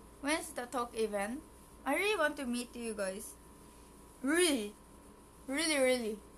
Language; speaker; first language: English; early bilingual, other home language; Japanese